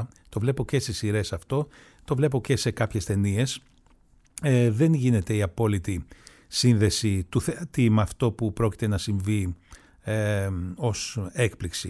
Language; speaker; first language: Greek; native; Greek